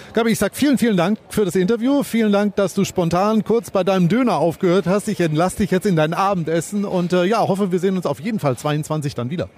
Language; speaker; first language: German; native; German